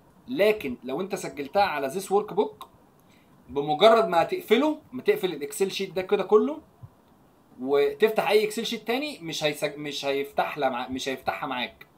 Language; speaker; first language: Arabic; native; Arabic